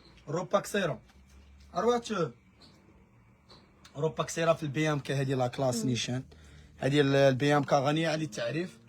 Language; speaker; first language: Arabic; native; Arabic